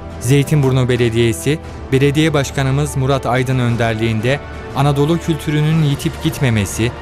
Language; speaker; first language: Turkish; native; Turkish